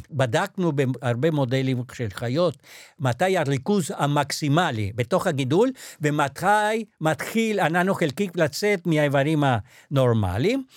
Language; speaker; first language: Hebrew; non-native, fluent; Spanish